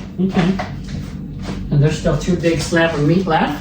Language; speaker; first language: English; early bilingual, other home language; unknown